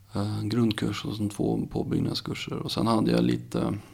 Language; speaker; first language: Swedish; native; Swedish